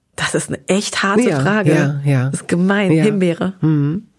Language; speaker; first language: German; native; German